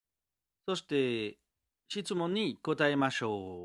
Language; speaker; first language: Japanese; non-native, learner; French